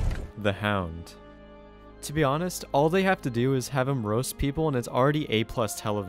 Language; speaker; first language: English; native; English